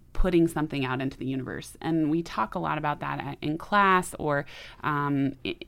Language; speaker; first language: English; native; English